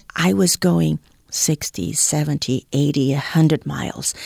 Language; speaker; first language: English; non-native, fluent; Portuguese